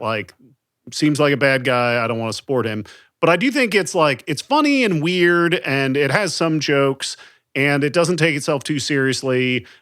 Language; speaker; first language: English; native; English